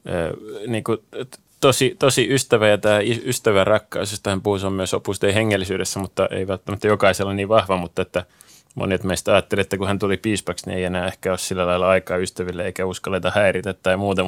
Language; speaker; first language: Finnish; native; Finnish